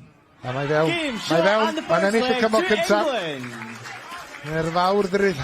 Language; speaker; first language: Welsh; native; Welsh